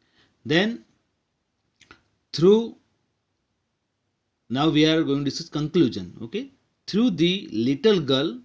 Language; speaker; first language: English; non-native, local second language; Gujarati